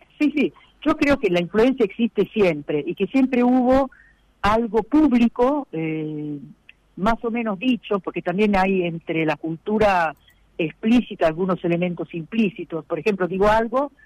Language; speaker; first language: Spanish; non-native, fluent; Italian